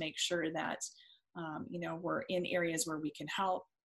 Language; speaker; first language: English; native; English